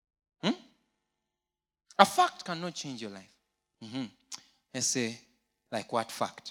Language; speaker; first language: English; non-native, local second language; Ganda